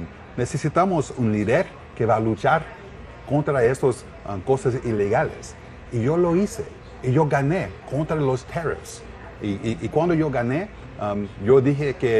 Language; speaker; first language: Spanish; non-native, learner; English